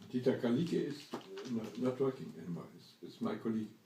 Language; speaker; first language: English; non-native, learner; German